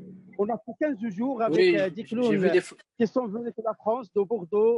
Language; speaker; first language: French; non-native, local second language; Arabic